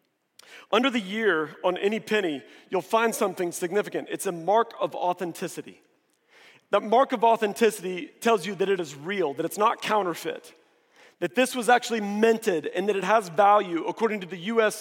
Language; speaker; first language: English; native; English